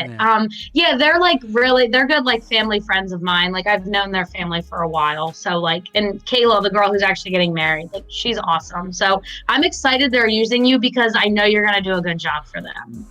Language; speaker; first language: English; native; English